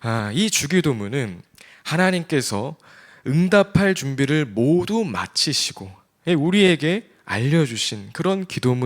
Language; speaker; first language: Korean; native; Korean